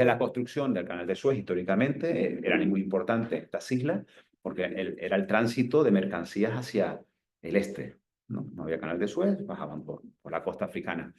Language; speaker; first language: Spanish; native; Spanish